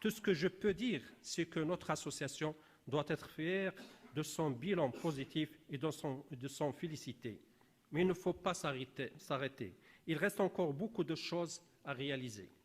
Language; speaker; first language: French; non-native, local second language; Arabic